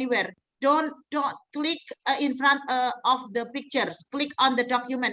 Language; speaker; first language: English; non-native, fluent; Indonesian